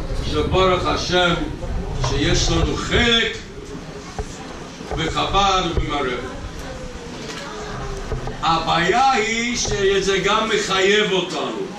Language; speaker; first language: Hebrew; non-native, fluent; English